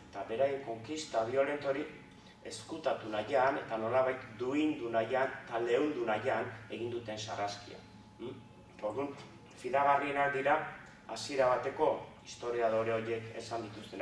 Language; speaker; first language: Basque; native; Basque